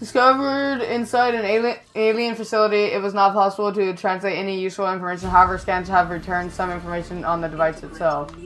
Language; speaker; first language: English; native; English